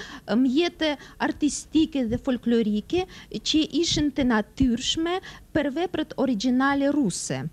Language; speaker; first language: Albanian; non-native, fluent; Russian